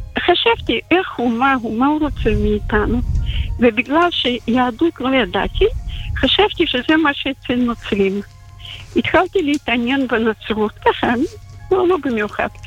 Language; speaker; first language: Hebrew; non-native, fluent; Russian